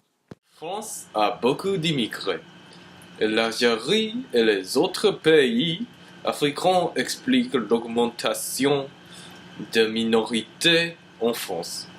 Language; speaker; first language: French; non-native, learner; English